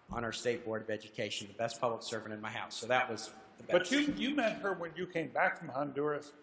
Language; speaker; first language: English; native; English